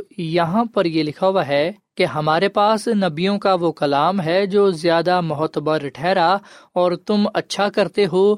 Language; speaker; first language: Urdu; non-native, local second language; Punjabi